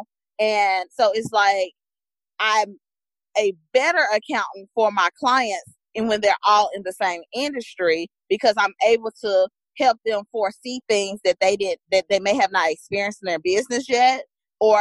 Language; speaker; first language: English; native; English